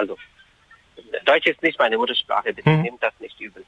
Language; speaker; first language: German; non-native, fluent; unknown